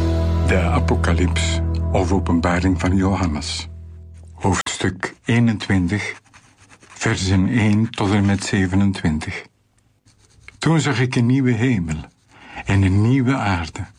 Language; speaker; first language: Dutch; native; Dutch